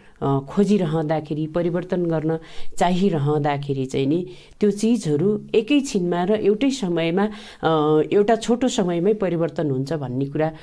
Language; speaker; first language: Nepali; native; Nepali